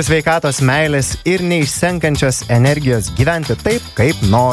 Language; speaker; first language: Lithuanian; native; Lithuanian